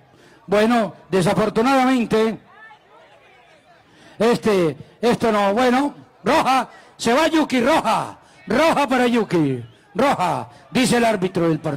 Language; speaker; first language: Spanish; native; Spanish